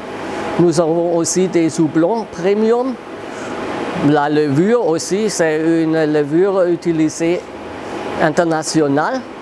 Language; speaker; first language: French; non-native, fluent; German